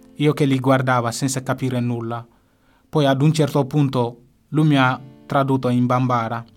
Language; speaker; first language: Italian; non-native, fluent; Bambara